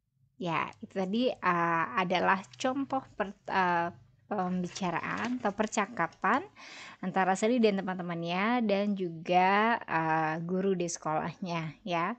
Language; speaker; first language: Indonesian; native; Indonesian